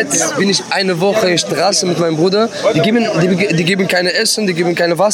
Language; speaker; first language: German; non-native, learner; Arabic